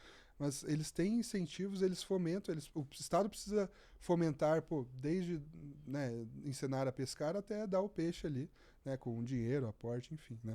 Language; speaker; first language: Portuguese; native; Portuguese